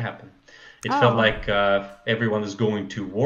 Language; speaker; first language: English; non-native, fluent; Russian